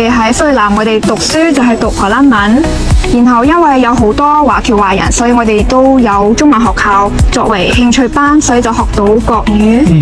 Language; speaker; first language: Cantonese; non-native, fluent; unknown